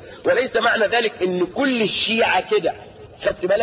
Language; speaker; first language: Arabic; native; Arabic